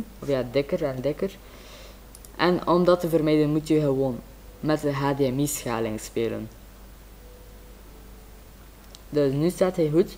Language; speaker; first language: Dutch; native; Dutch